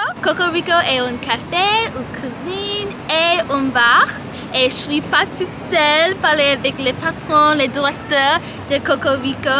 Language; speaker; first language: French; non-native, learner; English